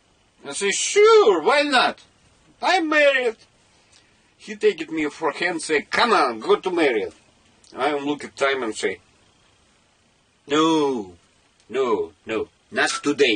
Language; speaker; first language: English; non-native, learner; Russian